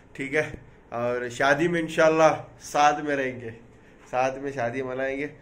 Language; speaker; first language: Hindi; non-native, local second language; Urdu